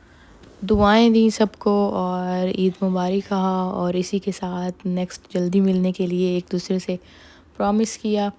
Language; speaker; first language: Urdu; native; Urdu